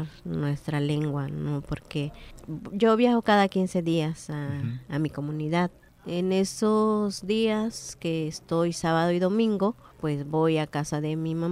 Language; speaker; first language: Spanish; non-native, local second language; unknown